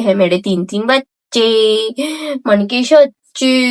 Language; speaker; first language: Hindi; non-native, local second language; Marathi